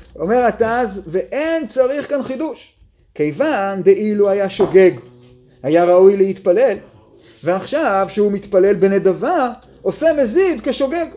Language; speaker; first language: Hebrew; native; Hebrew